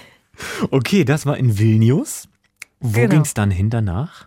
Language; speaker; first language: German; native; German